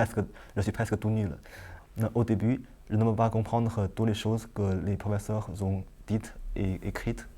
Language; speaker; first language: French; non-native, learner; Chinese